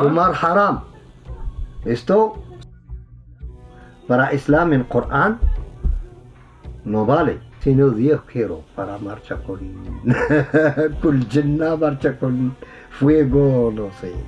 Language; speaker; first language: Spanish; non-native, learner; Arabic